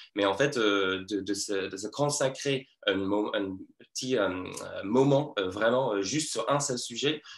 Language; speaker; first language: French; non-native, fluent; English